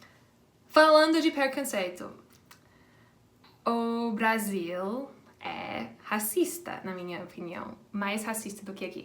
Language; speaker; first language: Portuguese; non-native, fluent; English